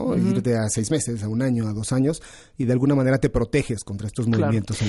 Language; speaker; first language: Spanish; native; Spanish